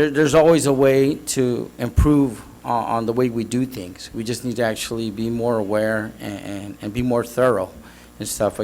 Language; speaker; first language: English; native; English